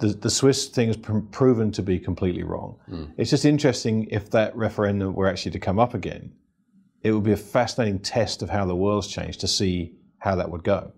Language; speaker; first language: English; native; English